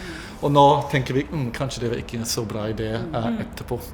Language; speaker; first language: Norwegian; non-native, fluent; English